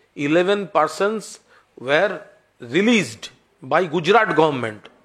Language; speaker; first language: English; non-native, local second language; Bangla